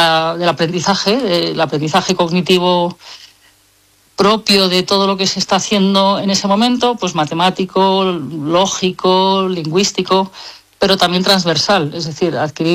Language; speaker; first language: Spanish; native; Spanish